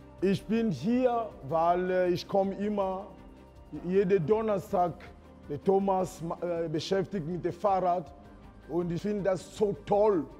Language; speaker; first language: German; non-native, learner; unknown